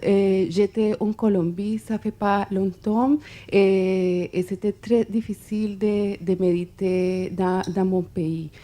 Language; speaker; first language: French; non-native, fluent; Spanish